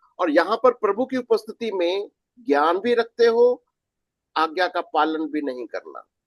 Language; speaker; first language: Hindi; native; Hindi